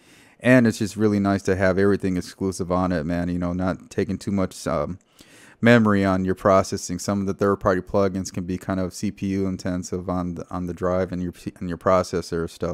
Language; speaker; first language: English; native; English